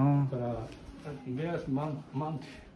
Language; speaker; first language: Japanese; native; Japanese